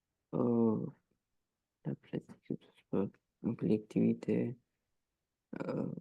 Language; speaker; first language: French; non-native, learner; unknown